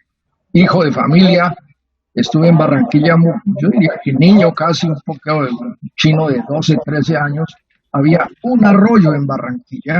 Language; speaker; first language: Spanish; native; Spanish